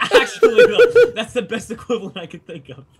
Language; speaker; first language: English; native; English